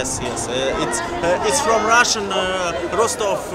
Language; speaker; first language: English; non-native, learner; Russian